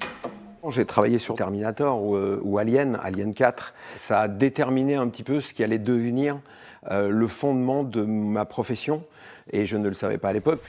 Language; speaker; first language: French; native; French